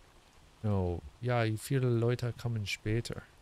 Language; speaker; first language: German; non-native, learner; English